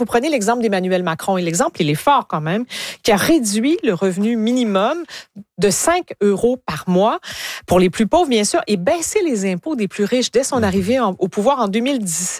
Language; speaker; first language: French; native; French